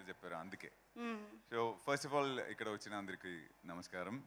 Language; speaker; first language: Telugu; non-native, fluent; Malayalam